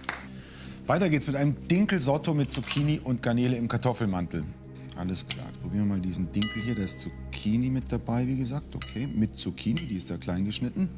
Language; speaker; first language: German; native; German